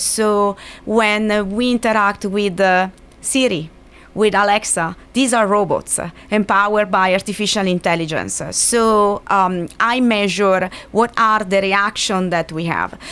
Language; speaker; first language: English; non-native, fluent; Italian